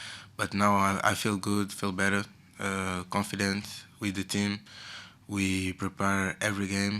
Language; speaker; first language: English; non-native, fluent; Portuguese